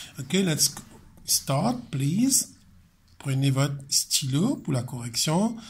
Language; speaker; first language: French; non-native, local second language; Morisyen